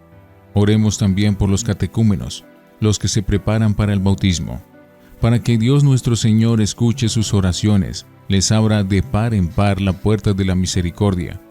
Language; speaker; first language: Spanish; native; Spanish